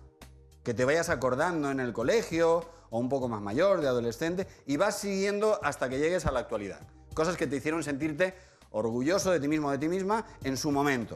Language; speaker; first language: Spanish; native; Spanish